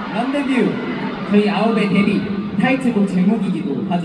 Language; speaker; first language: Korean; native; Korean